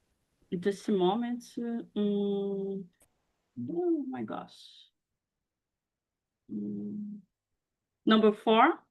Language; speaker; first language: English; non-native, learner; Portuguese